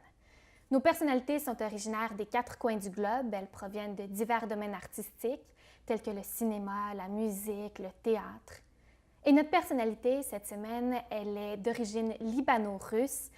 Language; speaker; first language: French; native; French